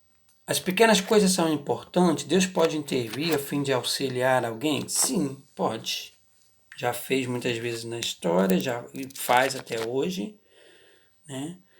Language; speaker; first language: Portuguese; native; Portuguese